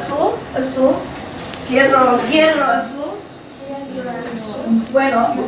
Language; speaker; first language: Spanish; non-native, learner; Chinese